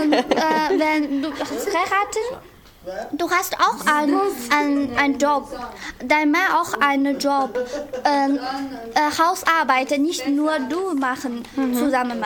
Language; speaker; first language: German; non-native, learner; Chinese